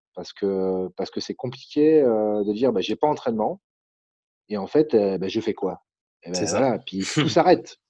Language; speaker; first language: French; native; French